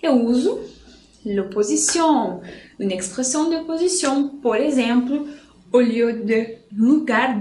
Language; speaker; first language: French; non-native, fluent; Portuguese